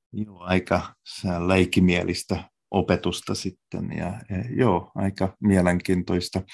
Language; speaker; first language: Finnish; native; Finnish